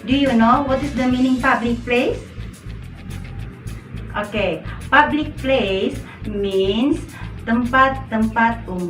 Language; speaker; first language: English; non-native, learner; Indonesian